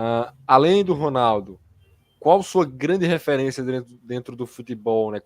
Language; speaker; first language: Portuguese; native; Portuguese